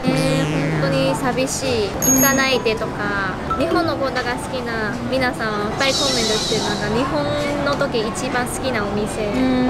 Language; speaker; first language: Japanese; non-native, fluent; Chinese